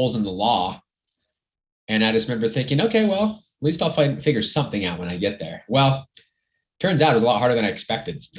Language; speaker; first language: English; native; English